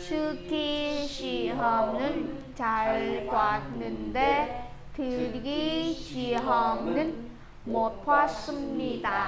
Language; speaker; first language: Korean; non-native, learner; Vietnamese